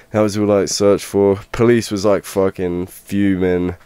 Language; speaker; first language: English; native; English